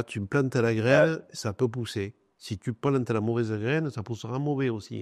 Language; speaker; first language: French; native; French